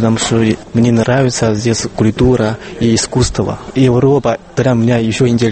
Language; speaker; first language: Russian; non-native, learner; Chinese